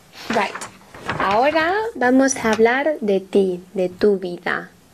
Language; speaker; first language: Spanish; non-native, fluent; English